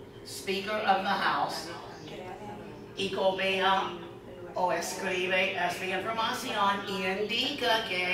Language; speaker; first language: Spanish; non-native, fluent; English